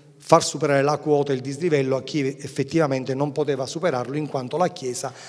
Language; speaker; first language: Italian; native; Italian